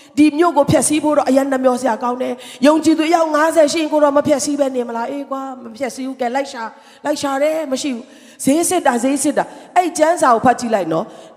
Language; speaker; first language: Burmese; non-native, local second language; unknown